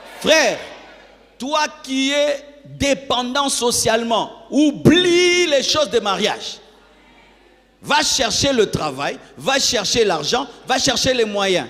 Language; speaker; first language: French; non-native, local second language; Lingala